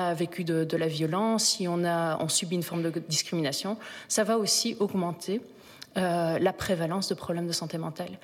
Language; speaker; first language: French; native; French